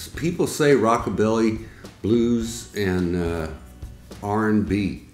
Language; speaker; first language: English; native; English